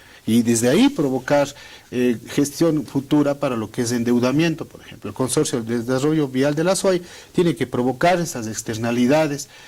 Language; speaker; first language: Spanish; native; Spanish